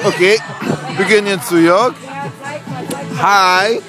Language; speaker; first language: German; non-native, fluent; Polish